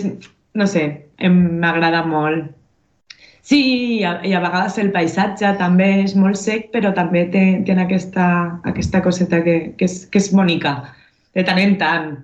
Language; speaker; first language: Catalan; non-native, local second language; Spanish